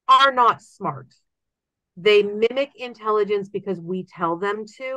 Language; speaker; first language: English; native; English